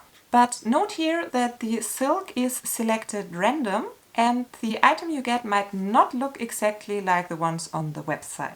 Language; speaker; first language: English; non-native, fluent; German